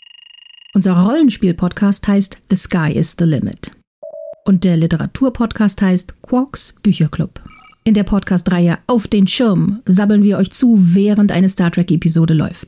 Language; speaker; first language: German; native; German